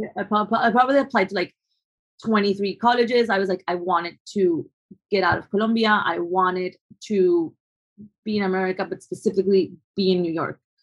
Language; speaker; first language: English; non-native, fluent; Spanish